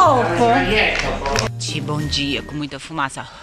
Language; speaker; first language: Italian; non-native, learner; Portuguese